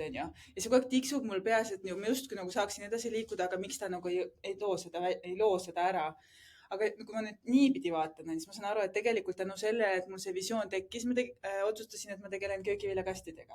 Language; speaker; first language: Estonian; native; Estonian